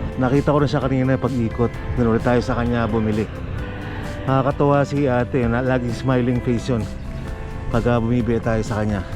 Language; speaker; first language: Filipino; native; Filipino